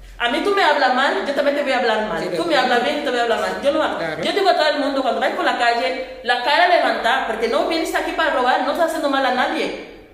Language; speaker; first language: Spanish; non-native, fluent; Portuguese